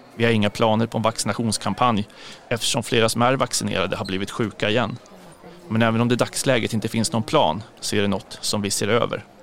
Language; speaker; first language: Swedish; native; Swedish